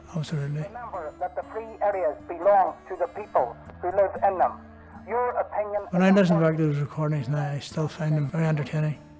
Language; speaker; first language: English; native; English